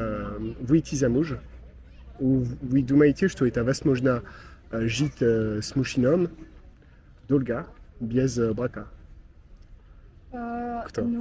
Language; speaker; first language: Russian; non-native, learner; French